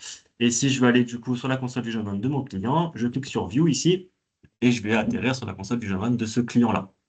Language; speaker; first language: French; native; French